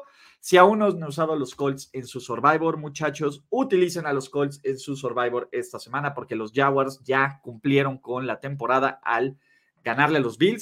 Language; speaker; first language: Spanish; native; Spanish